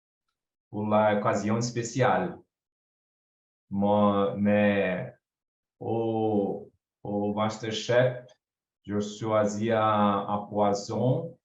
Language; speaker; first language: French; non-native, learner; Portuguese